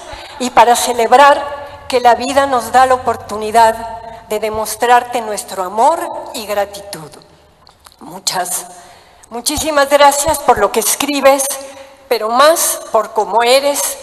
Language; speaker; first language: Spanish; native; Spanish